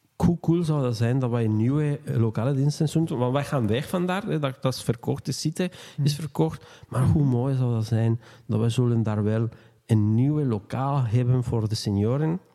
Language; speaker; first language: Dutch; non-native, fluent; Spanish